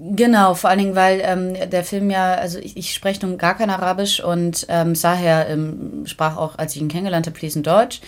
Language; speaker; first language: German; native; German